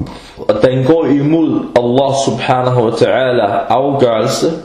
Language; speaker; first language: Danish; early bilingual, other home language; Arabic